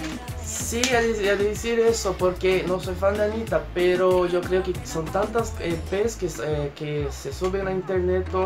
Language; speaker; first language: Spanish; non-native, fluent; Portuguese